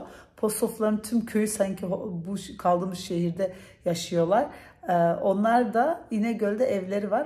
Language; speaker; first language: Turkish; early bilingual, heritage; Turkish